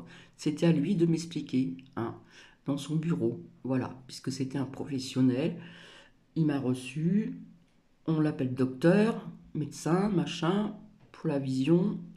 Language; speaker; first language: French; native; French